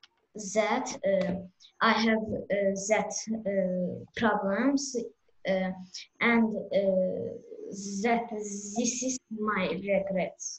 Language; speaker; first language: English; non-native, learner; Azerbaijani